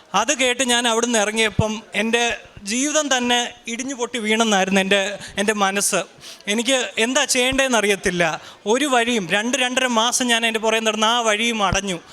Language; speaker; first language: Malayalam; early bilingual, heritage; Malayalam